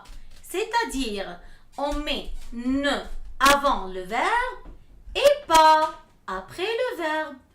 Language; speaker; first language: French; non-native, fluent; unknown